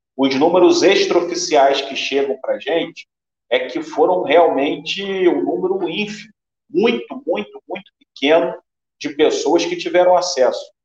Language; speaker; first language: Portuguese; native; Portuguese